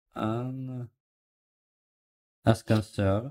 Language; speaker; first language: French; non-native, learner; Russian